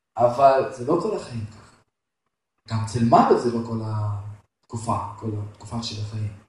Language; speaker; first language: Hebrew; non-native, fluent; Russian